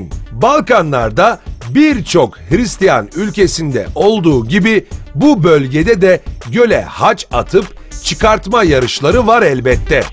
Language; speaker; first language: Turkish; native; Turkish